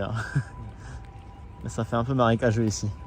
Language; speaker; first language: French; native; French